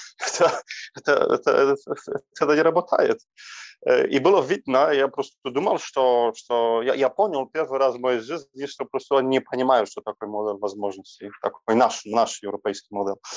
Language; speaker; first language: Russian; non-native, learner; Polish